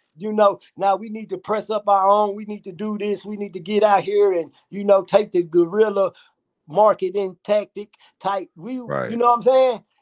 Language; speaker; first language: English; native; English